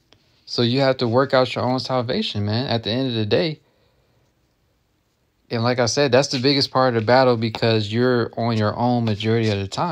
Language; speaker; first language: English; native; English